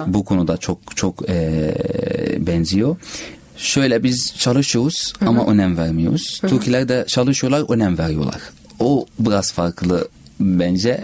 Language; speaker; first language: Turkish; non-native, learner; Arabic